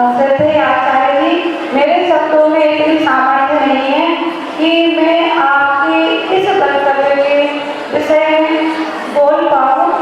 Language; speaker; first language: Hindi; native; Hindi